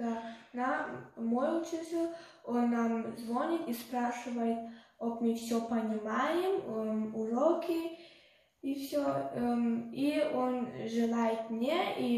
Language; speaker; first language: Russian; early bilingual, heritage; Russian